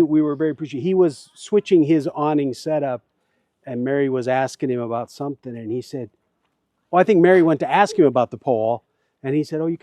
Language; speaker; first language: English; native; English